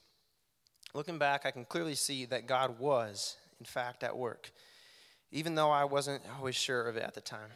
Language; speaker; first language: English; native; English